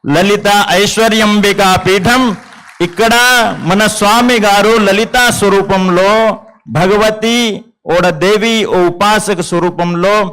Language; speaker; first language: Telugu; non-native, local second language; Hindi